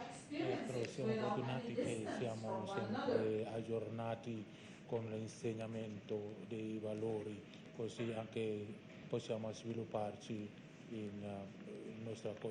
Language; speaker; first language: Italian; non-native, fluent; Indonesian